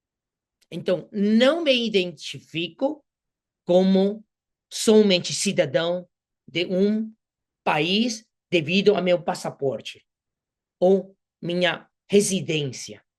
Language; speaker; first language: Portuguese; non-native, fluent; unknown